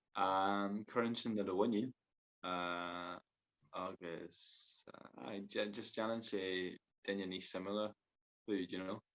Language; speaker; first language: Irish; native; Irish